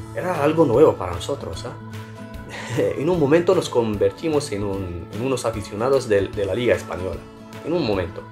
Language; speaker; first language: Spanish; non-native, fluent; Arabic